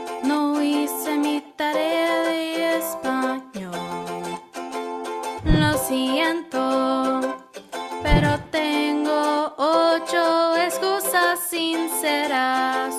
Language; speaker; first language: Spanish; non-native, learner; English